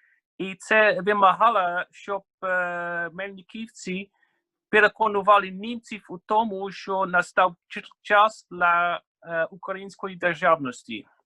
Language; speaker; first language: Ukrainian; non-native, fluent; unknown